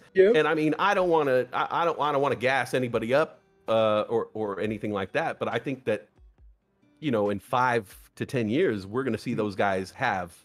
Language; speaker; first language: English; native; English